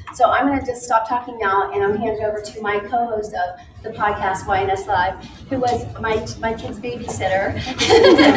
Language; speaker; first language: English; native; English